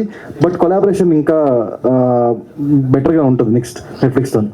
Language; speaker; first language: Telugu; native; Telugu